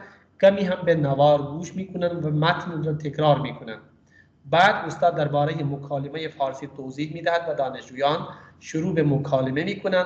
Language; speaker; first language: Persian; non-native, fluent; Urdu